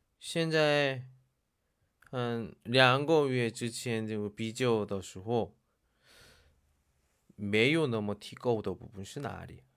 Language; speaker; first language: Chinese; non-native, learner; Korean